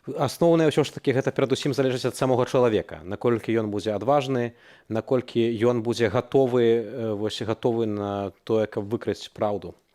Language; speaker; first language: Belarusian; native; Belarusian